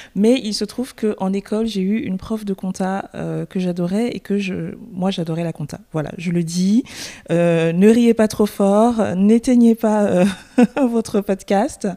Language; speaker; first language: French; native; French